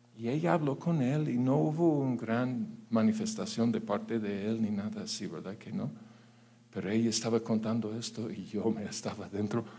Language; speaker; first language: Spanish; non-native, fluent; English